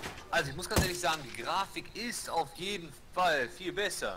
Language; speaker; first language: German; native; German